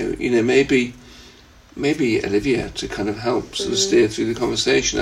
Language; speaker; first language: English; native; English